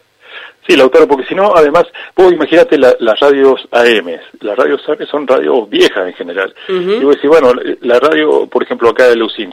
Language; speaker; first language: Spanish; native; Spanish